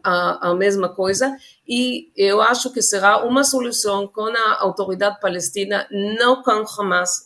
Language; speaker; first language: Portuguese; non-native, fluent; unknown